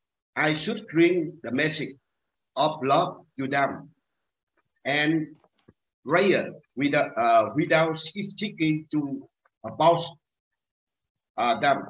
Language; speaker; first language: English; non-native, learner; Vietnamese